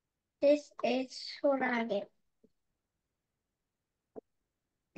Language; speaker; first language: English; non-native, learner; Korean